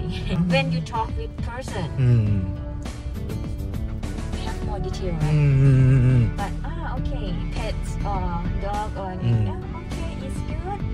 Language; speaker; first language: English; non-native, learner; Thai